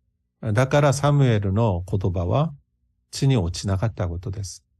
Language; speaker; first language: Japanese; non-native, fluent; Korean